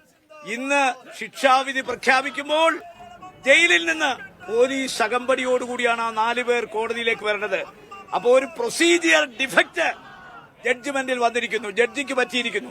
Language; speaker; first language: Malayalam; native; Malayalam